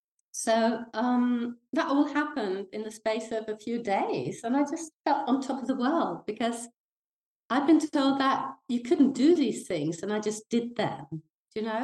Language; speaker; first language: English; non-native, fluent; Danish